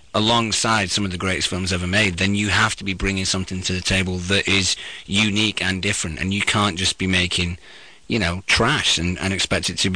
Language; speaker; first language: English; native; English